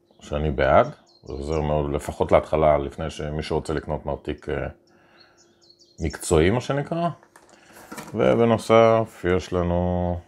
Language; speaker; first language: Hebrew; native; Hebrew